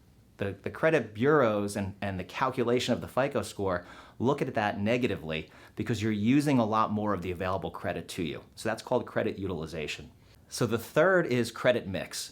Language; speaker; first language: English; native; English